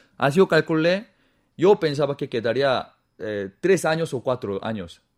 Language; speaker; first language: Spanish; non-native, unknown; Korean